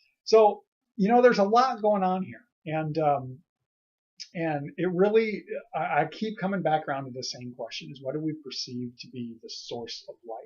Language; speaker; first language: English; native; English